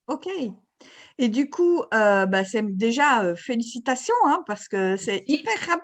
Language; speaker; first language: French; native; French